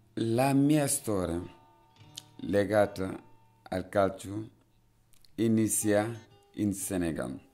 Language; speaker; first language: Italian; non-native, fluent; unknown